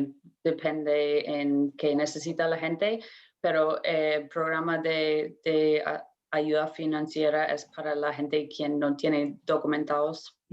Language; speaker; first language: Spanish; non-native, fluent; English